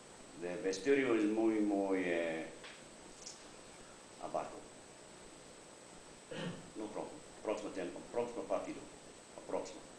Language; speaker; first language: Spanish; non-native, learner; English